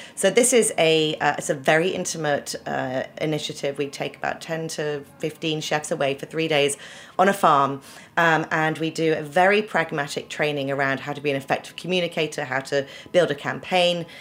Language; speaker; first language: English; native; English